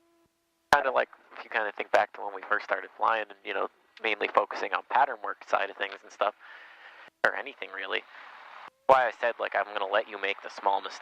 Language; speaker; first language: English; native; English